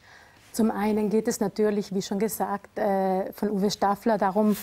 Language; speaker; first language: German; native; German